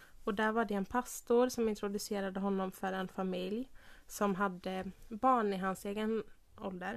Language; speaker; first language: Swedish; native; Swedish